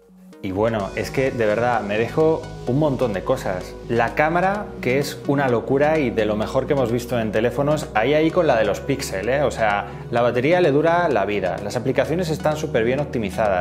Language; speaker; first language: Spanish; native; Spanish